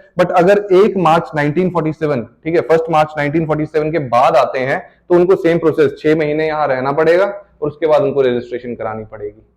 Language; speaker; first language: Hindi; native; Hindi